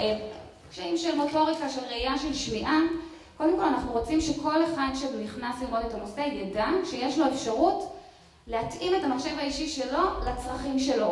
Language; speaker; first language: Hebrew; native; Hebrew